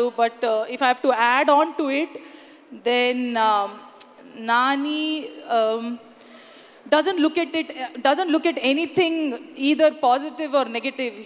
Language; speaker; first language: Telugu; non-native, learner; Kannada